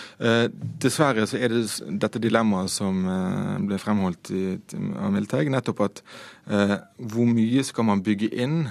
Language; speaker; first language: Norwegian; native; Norwegian